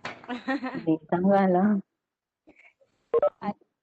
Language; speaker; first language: Malay; native; Malay